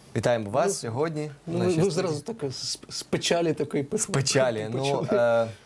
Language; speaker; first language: Ukrainian; native; Ukrainian